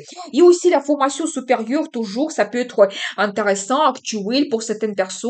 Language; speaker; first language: French; non-native, fluent; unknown